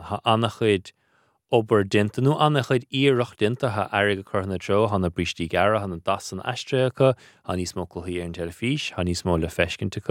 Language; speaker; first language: Irish; native; Irish